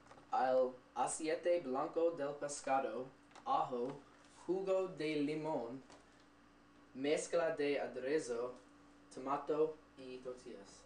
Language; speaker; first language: Spanish; non-native, learner; English